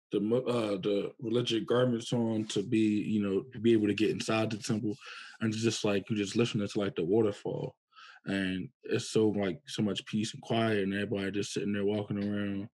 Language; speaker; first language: English; native; English